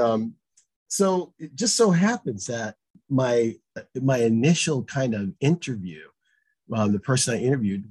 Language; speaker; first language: English; native; English